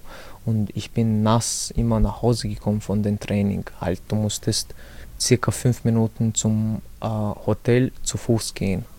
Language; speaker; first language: German; early bilingual, other home language; Chechen